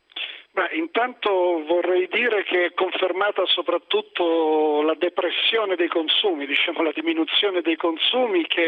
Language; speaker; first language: Italian; native; Italian